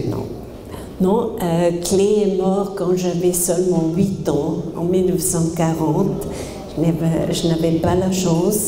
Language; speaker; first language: French; non-native, fluent; German